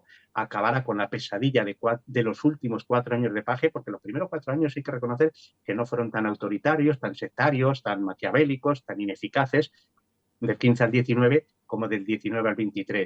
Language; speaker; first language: Spanish; native; Spanish